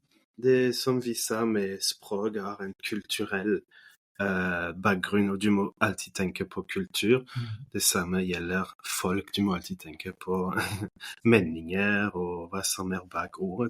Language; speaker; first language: Norwegian; non-native, fluent; French